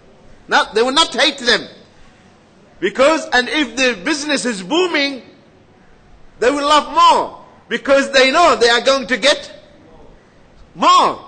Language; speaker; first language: English; non-native, fluent; Arabic